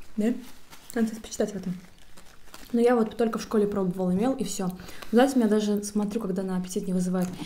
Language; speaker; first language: Russian; native; Russian